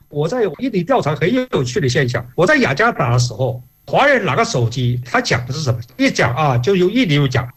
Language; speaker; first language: Chinese; non-native, local second language; Hakka Chinese